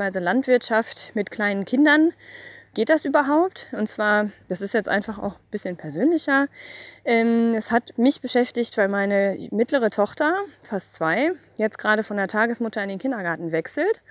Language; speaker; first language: German; native; German